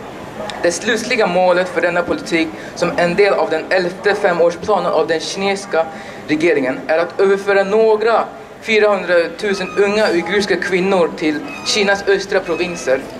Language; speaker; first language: Swedish; non-native, learner; Uyghur